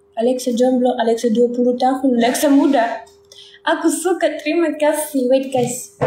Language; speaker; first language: Indonesian; non-native, learner; Ukrainian